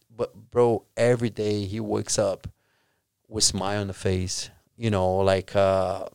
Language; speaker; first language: English; non-native, fluent; Portuguese